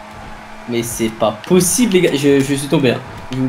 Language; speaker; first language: French; native; French